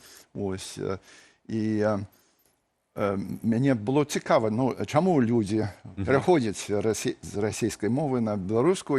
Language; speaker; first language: Belarusian; non-native, fluent; English